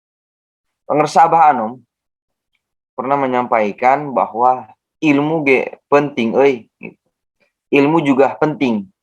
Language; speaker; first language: Indonesian; native; Indonesian